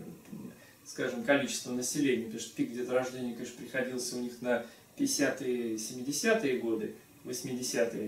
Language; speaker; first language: Russian; native; Russian